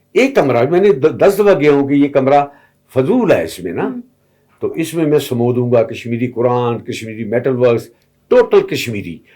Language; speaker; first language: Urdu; non-native, local second language; Punjabi